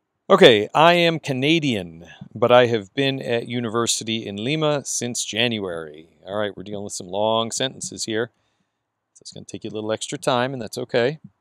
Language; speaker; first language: English; native; English